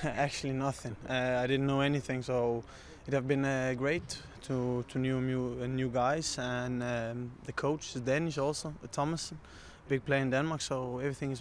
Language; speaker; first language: English; non-native, learner; Danish